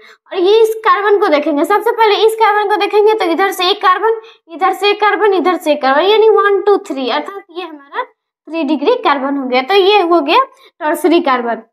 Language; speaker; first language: Hindi; native; Hindi